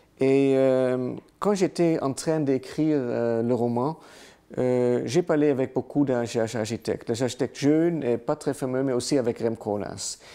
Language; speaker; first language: French; non-native, learner; Dutch